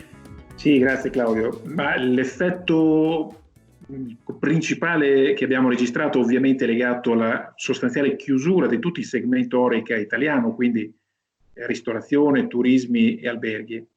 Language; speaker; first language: Italian; native; Italian